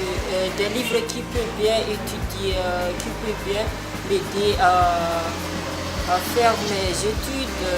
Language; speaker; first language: French; non-native, local second language; Malagasy